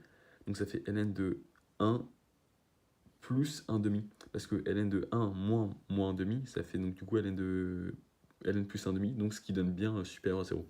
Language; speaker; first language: French; native; French